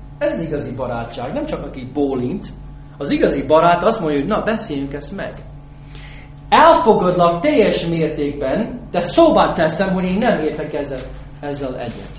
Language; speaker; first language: Hungarian; non-native, fluent; English